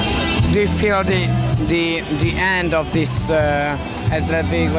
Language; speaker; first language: English; non-native, learner; Hungarian